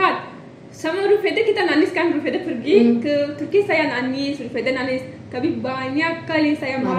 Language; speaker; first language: Indonesian; non-native, learner; Turkish